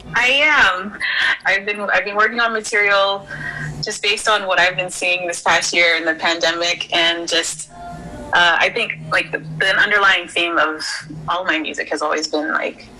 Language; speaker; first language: English; early bilingual, other home language; Haitian Creole